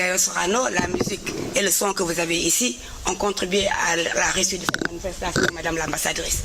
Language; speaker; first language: French; non-native, local second language; Wolof